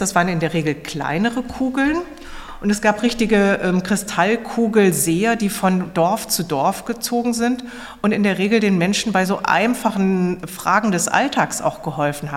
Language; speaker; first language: German; native; German